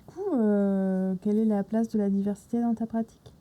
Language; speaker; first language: French; non-native, fluent; Italian